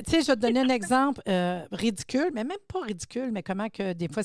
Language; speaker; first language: French; native; French